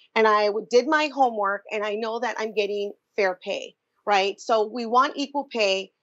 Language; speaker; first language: English; native; English